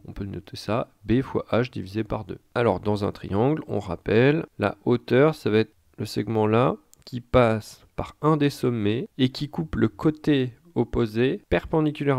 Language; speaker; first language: French; native; French